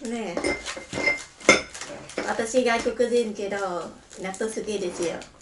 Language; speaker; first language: Japanese; non-native, learner; Vietnamese